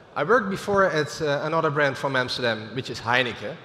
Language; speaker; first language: English; non-native, fluent; Dutch